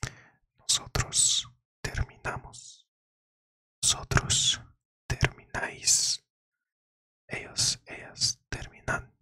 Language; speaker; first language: Spanish; non-native, learner; English